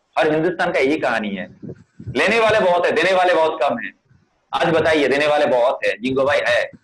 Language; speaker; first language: Hindi; non-native, local second language; Bangla